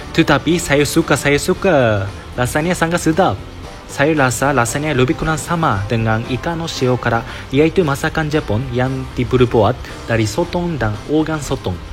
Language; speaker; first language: Malay; non-native, fluent; Japanese